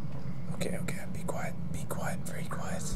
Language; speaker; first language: English; native; English